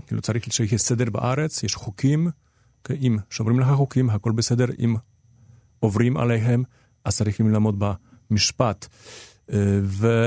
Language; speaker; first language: Hebrew; non-native, fluent; Polish